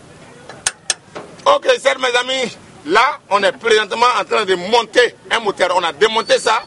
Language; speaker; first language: French; non-native, local second language; Bambara